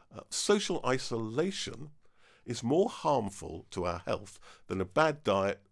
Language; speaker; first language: English; native; English